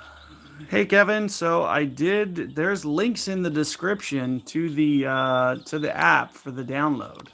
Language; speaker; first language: English; native; English